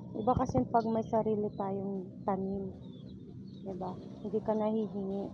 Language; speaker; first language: Filipino; non-native, local second language; Pangasinan